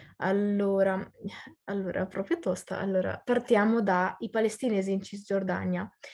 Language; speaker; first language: Italian; early bilingual, other home language; Arabic